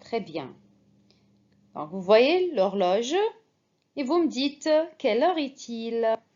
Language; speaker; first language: French; non-native, fluent; Arabic